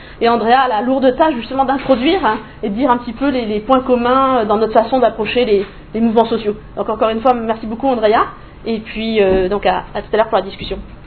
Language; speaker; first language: French; native; French